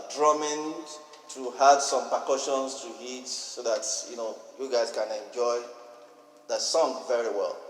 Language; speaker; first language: English; non-native, local second language; Yoruba